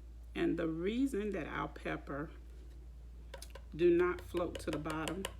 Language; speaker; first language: English; native; English